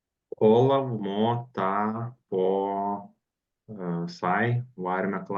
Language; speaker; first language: Norwegian; non-native, learner; Lithuanian